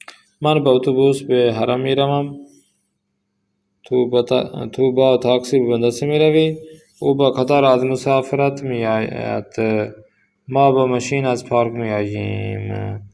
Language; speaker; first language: Persian; non-native, fluent; Urdu